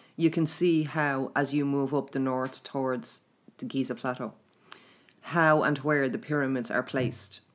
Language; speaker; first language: English; native; English